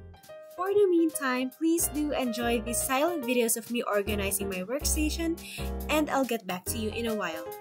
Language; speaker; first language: English; non-native, local second language; Filipino